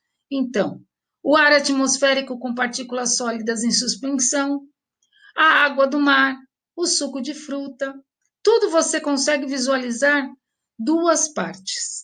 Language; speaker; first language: Portuguese; native; Portuguese